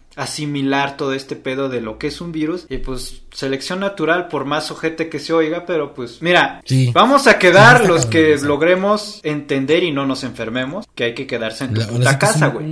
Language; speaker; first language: Spanish; native; Spanish